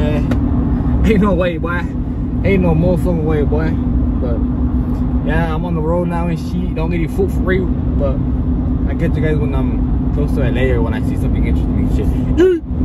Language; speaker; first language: English; early bilingual, other home language; Spanish